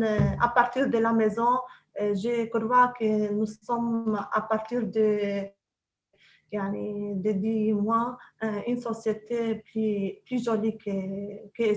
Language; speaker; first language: French; non-native, local second language; Arabic